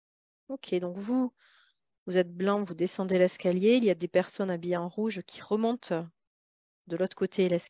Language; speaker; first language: French; native; French